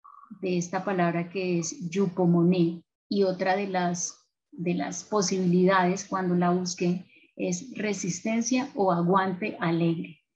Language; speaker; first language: Spanish; native; Spanish